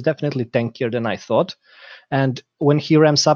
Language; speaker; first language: English; non-native, fluent; Serbian